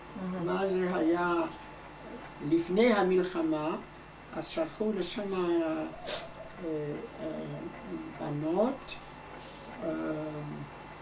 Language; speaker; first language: Hebrew; non-native, fluent; German